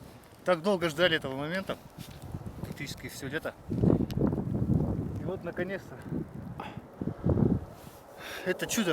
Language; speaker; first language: Russian; native; Russian